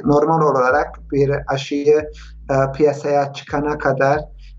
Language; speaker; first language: Turkish; early bilingual, heritage; Turkish